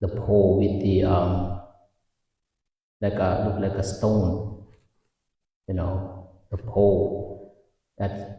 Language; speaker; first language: English; non-native, fluent; Lao